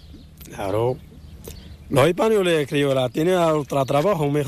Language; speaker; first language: Spanish; non-native, learner; Arabic